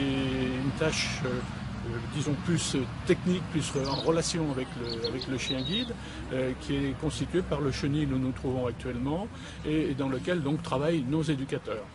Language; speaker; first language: French; native; French